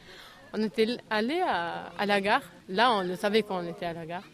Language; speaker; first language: French; non-native, fluent; Albanian